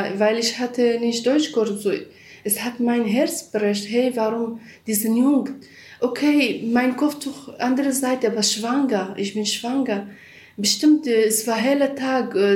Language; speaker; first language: German; non-native, learner; Kurdish